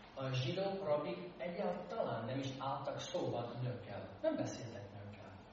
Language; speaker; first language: Hungarian; non-native, fluent; English